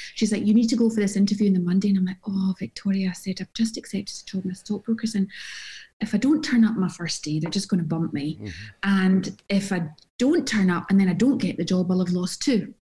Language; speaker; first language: English; native; English